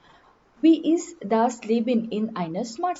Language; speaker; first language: German; non-native, learner; Marathi